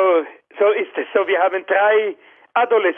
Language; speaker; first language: German; non-native, fluent; Spanish